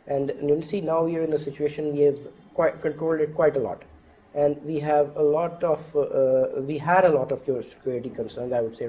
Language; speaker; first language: English; non-native, fluent; Urdu